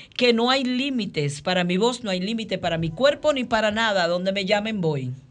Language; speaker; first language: Spanish; early bilingual, heritage; Spanish